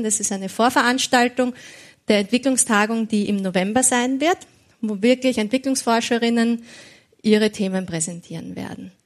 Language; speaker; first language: German; native; German